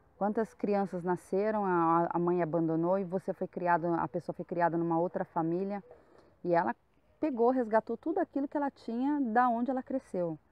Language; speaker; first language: Portuguese; native; Portuguese